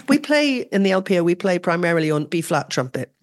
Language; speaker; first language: English; native; English